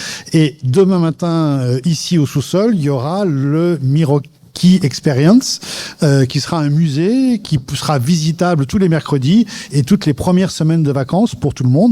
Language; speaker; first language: French; native; French